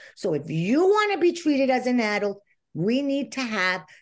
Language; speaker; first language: English; non-native, fluent; Spanish